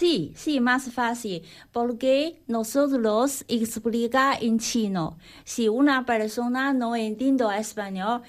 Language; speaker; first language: Spanish; non-native, learner; Chinese